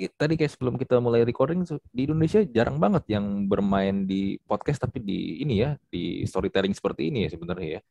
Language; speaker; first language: Indonesian; native; Indonesian